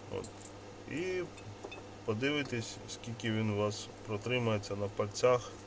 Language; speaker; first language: Ukrainian; non-native, local second language; Russian